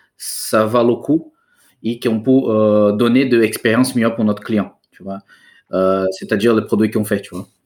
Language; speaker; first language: French; non-native, fluent; Portuguese